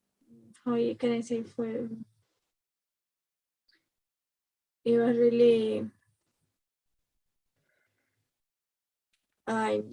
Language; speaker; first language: English; non-native, learner; Spanish